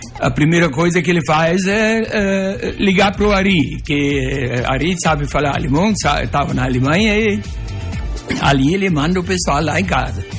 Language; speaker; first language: Portuguese; non-native, local second language; German